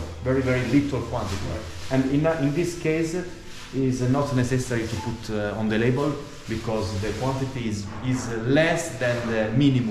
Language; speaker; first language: English; non-native, learner; Italian